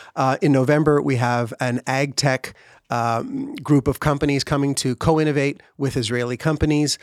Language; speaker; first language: English; native; English